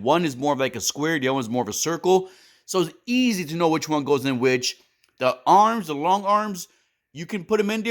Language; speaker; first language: English; native; English